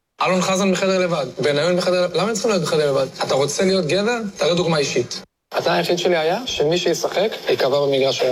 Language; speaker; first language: Hebrew; native; Hebrew